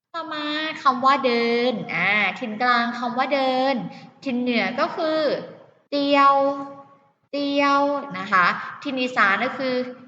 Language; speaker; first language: Thai; native; Thai